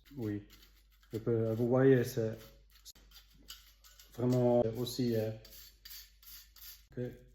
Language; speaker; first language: French; non-native, local second language; German